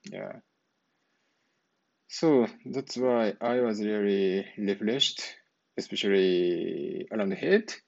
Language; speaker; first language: English; non-native, learner; Japanese